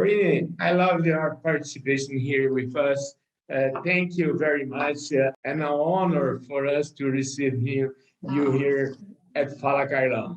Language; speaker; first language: English; non-native, learner; Portuguese